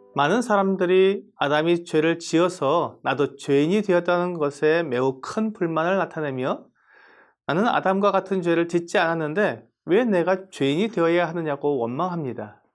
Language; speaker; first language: Korean; native; Korean